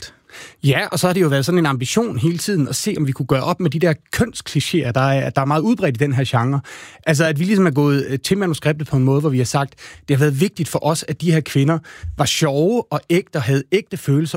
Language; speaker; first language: Danish; native; Danish